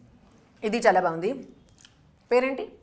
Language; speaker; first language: Telugu; non-native, learner; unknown